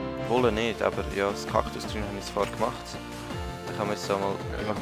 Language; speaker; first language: German; native; German